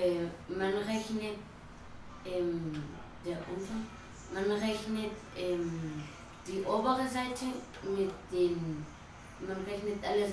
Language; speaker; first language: German; non-native, learner; Spanish